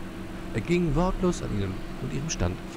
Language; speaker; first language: German; native; German